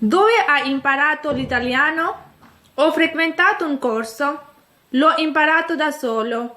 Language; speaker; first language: Italian; non-native, fluent; Urdu